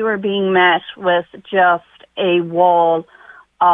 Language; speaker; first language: English; native; English